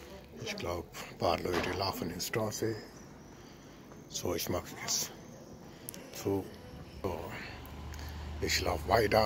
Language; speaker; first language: German; non-native, learner; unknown